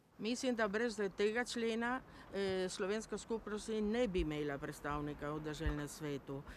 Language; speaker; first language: Slovenian; native; Slovenian